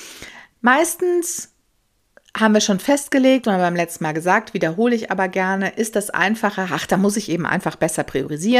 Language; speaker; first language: German; native; German